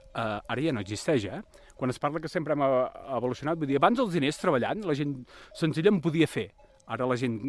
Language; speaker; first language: Catalan; native; Catalan